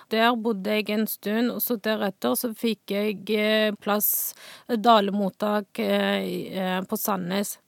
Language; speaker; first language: Norwegian; non-native, fluent; Chinese